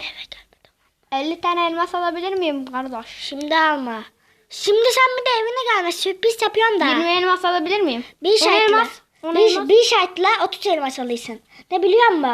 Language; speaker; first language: Turkish; native; Turkish